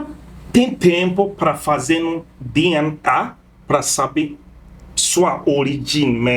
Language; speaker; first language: Portuguese; non-native, fluent; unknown